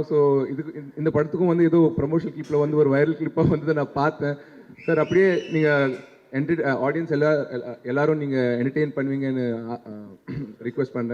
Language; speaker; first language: Tamil; non-native, local second language; Telugu